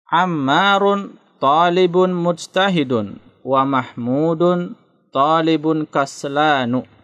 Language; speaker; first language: Arabic; non-native, fluent; Indonesian